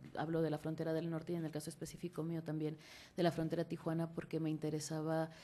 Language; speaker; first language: Spanish; native; Spanish